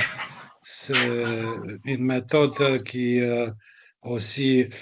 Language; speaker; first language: French; non-native, fluent; Romanian